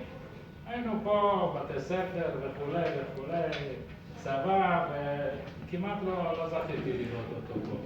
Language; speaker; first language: Hebrew; early bilingual, other home language; Persian